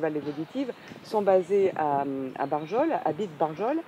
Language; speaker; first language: French; native; French